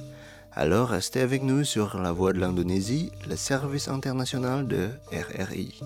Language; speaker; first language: French; non-native, fluent; Indonesian